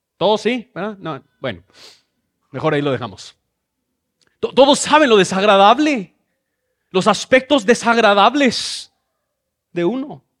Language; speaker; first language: Spanish; non-native, fluent; English